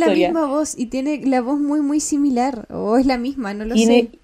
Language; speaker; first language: Spanish; native; Spanish